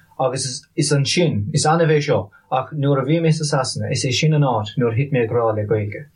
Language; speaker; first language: Irish; non-native, local second language; English